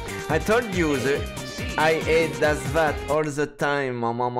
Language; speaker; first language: English; non-native, fluent; French